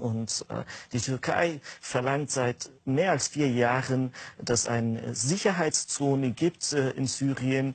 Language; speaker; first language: German; non-native, fluent; Kurdish